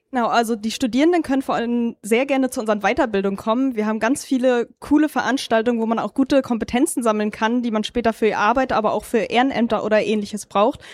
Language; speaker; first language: German; native; German